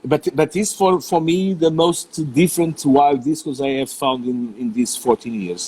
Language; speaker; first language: English; non-native, learner; Portuguese